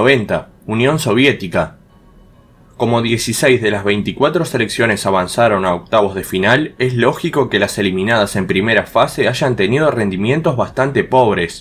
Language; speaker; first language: Spanish; native; Spanish